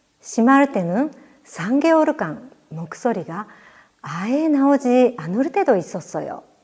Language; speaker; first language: Korean; non-native, fluent; Japanese